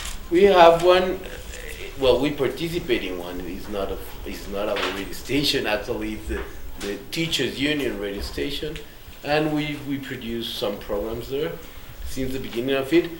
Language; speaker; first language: English; non-native, fluent; Spanish